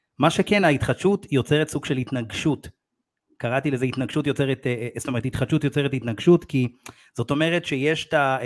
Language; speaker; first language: Hebrew; native; Hebrew